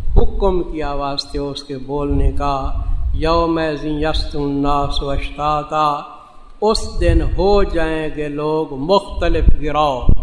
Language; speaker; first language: Urdu; non-native, local second language; Saraiki